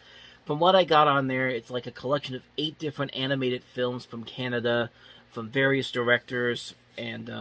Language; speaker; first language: English; native; English